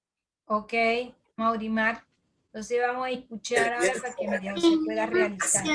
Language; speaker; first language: Spanish; native; Spanish